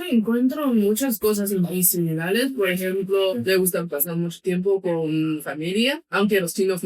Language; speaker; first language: Spanish; non-native, fluent; Chinese